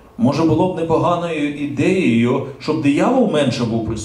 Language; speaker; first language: Ukrainian; native; Ukrainian